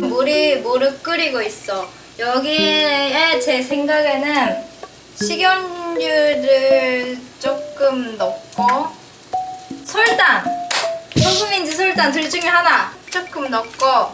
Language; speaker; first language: Korean; non-native, fluent; Japanese